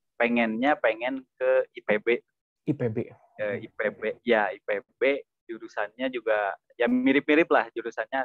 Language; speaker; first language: Indonesian; native; Indonesian